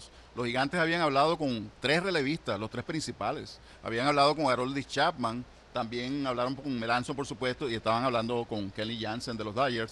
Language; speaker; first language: Spanish; native; Spanish